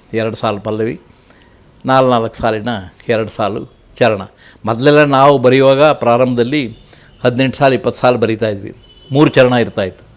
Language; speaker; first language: Kannada; native; Kannada